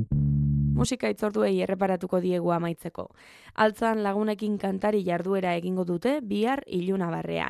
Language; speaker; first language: Basque; native; Basque